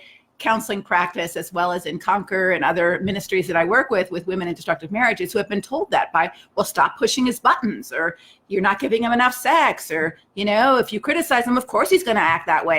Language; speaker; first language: English; native; English